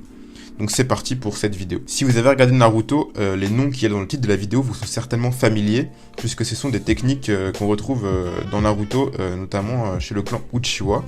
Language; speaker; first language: French; native; French